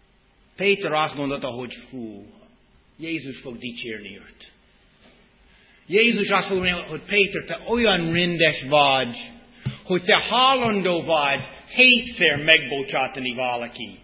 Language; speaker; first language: Hungarian; non-native, fluent; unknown